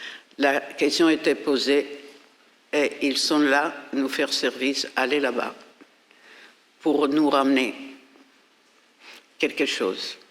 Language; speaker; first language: French; non-native, fluent; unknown